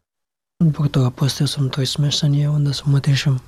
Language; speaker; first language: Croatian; non-native, learner; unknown